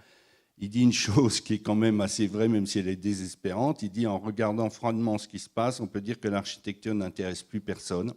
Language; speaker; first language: French; native; French